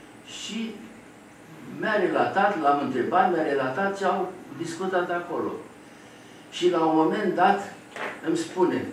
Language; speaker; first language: Romanian; native; Romanian